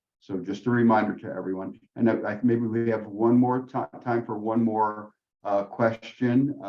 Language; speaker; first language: English; native; English